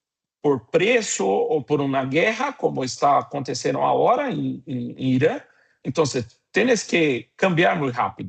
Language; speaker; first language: Portuguese; non-native, fluent; Spanish